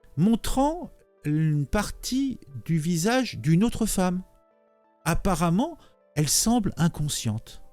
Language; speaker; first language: French; native; French